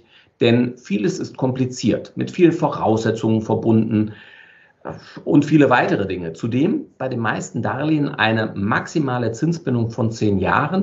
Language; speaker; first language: German; native; German